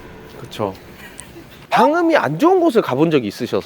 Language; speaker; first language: Korean; native; Korean